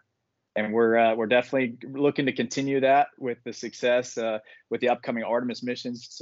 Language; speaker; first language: English; native; English